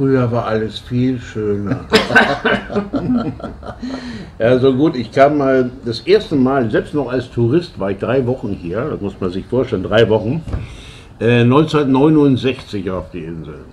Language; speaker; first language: German; native; German